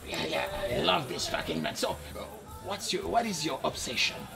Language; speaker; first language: English; non-native, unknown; French